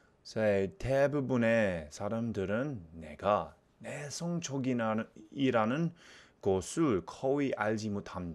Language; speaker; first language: Korean; non-native, learner; English